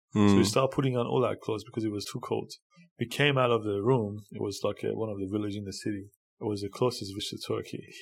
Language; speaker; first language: English; non-native, fluent; Persian